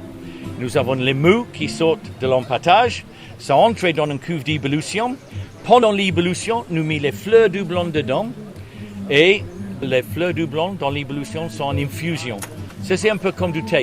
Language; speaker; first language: French; non-native, learner; English